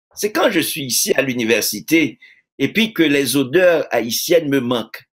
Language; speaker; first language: French; native; French